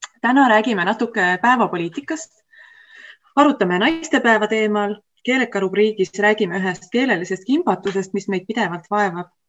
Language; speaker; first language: Estonian; native; Estonian